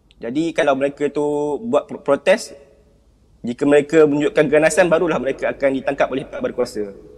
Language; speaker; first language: Malay; native; Malay